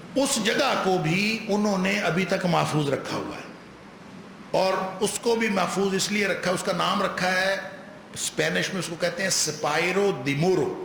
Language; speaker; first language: Urdu; non-native, local second language; Punjabi